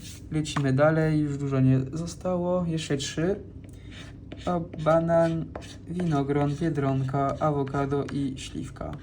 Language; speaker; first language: Polish; non-native, fluent; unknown